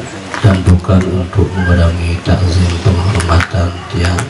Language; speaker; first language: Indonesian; non-native, local second language; Sasak